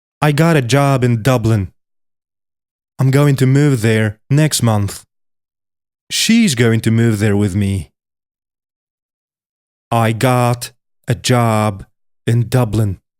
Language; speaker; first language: English; non-native, fluent; Polish